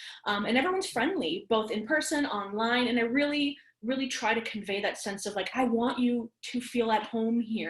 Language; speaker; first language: English; native; English